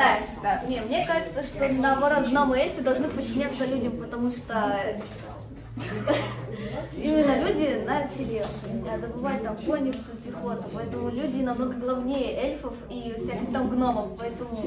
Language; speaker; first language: Russian; native; Russian